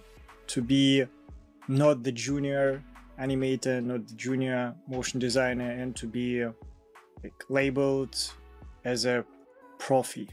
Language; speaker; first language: English; non-native, fluent; Russian